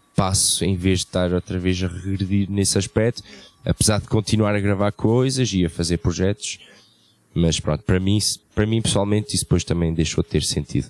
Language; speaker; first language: Portuguese; early bilingual, heritage; Portuguese